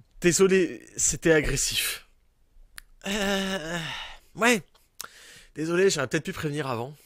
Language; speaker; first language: French; native; French